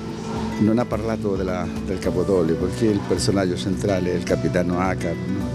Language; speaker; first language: Italian; non-native, fluent; Spanish